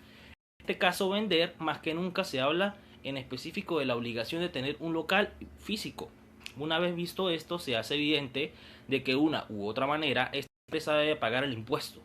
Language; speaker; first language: Spanish; native; Spanish